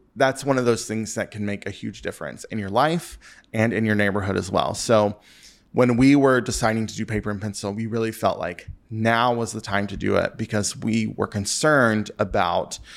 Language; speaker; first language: English; native; English